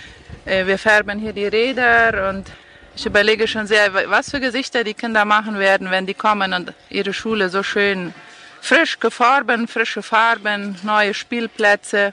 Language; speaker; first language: German; non-native, local second language; Spanish